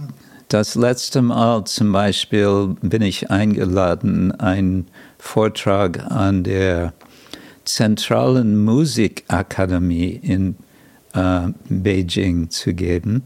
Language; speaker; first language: German; non-native, fluent; English